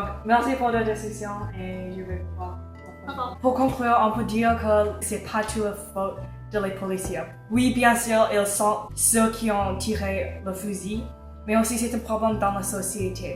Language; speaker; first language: French; non-native, local second language; English